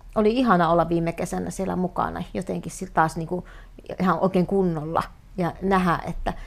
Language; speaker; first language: Finnish; native; Finnish